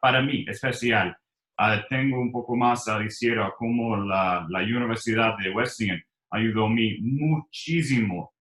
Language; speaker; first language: Spanish; non-native, learner; English